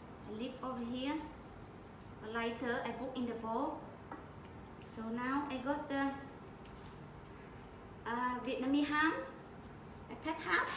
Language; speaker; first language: English; non-native, learner; Vietnamese